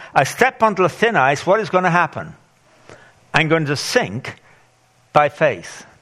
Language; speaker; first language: English; native; English